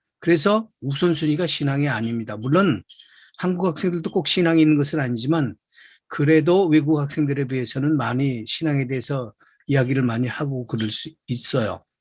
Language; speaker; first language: Korean; native; Korean